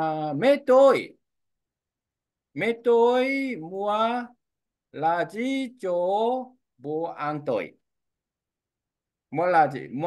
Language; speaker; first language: Vietnamese; non-native, learner; Korean